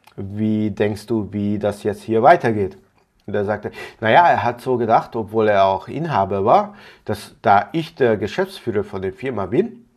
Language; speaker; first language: German; non-native, fluent; Hungarian